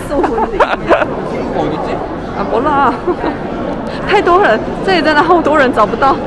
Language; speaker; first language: Chinese; native; Chinese